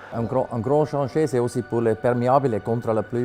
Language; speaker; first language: French; non-native, local second language; German